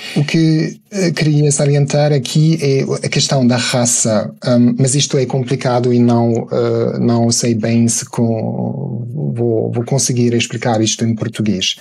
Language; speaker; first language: Portuguese; non-native, fluent; German